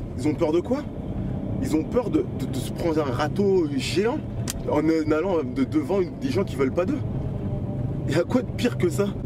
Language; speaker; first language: French; early bilingual, other home language; Haitian Creole